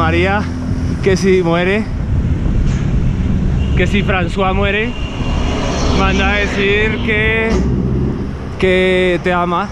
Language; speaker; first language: Spanish; native; Spanish